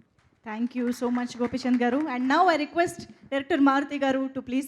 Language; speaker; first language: Telugu; native; Telugu